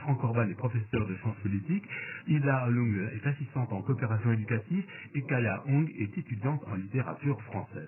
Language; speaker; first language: French; native; French